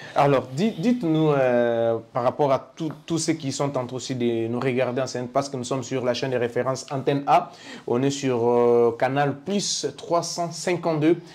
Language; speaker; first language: French; non-native, local second language; Lingala